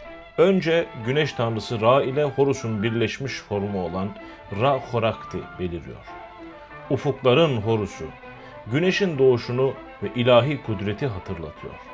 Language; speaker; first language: Turkish; native; Turkish